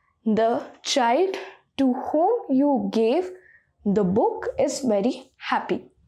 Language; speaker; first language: English; non-native, local second language; Hindi